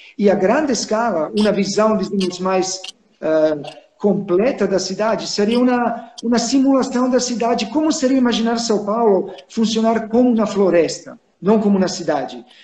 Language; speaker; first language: Portuguese; non-native, fluent; Croatian